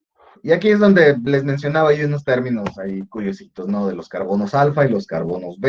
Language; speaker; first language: Spanish; native; Spanish